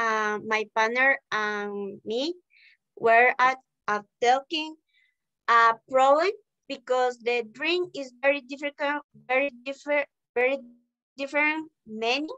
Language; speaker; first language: English; non-native, learner; Spanish